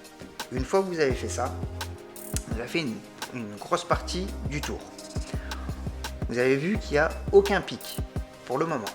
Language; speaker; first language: French; native; French